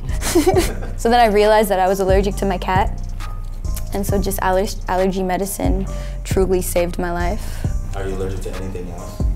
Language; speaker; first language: English; native; English